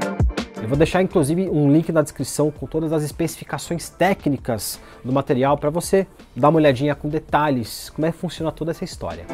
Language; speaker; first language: Portuguese; native; Portuguese